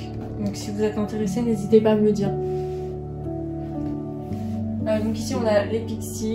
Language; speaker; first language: French; native; French